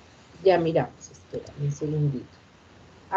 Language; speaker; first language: Spanish; native; Spanish